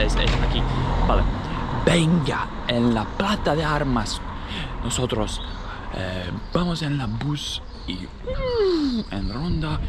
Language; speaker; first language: Spanish; non-native, learner; Latvian